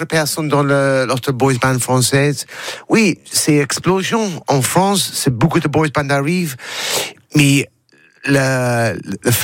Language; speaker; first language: French; non-native, learner; English